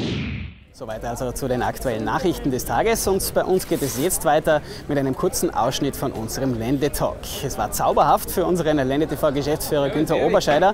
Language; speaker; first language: German; native; German